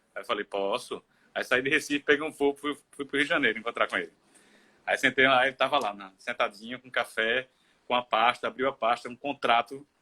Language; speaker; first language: Portuguese; native; Portuguese